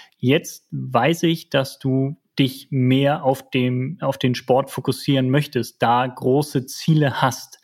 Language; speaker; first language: German; native; German